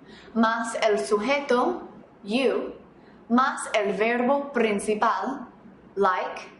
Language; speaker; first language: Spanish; non-native, fluent; English